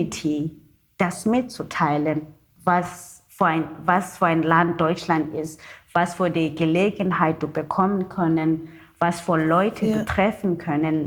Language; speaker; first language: German; non-native, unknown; Xhosa